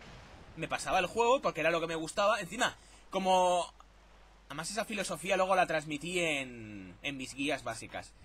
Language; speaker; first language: Spanish; native; Spanish